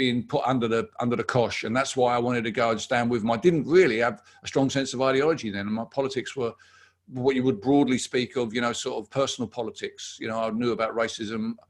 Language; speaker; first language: English; native; English